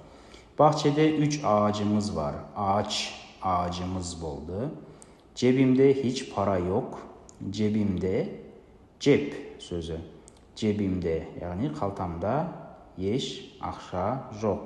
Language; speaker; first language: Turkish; non-native, fluent; Kazakh